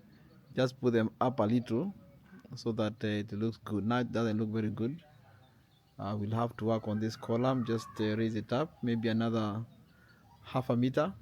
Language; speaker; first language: English; non-native, local second language; Swahili